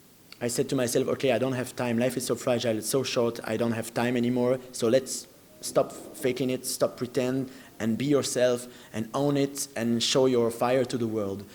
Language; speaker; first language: English; non-native, fluent; French